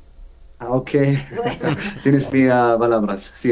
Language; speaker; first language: Spanish; non-native, learner; Arabic